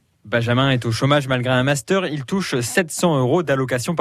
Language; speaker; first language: French; native; French